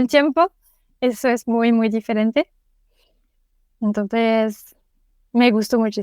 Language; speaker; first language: Spanish; non-native, fluent; French